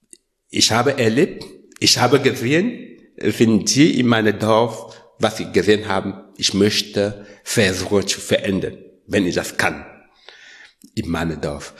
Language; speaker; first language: German; non-native, learner; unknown